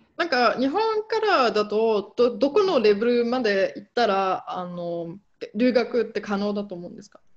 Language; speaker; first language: Japanese; non-native, fluent; German